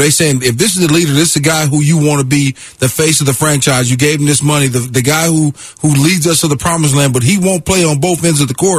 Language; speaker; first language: English; native; English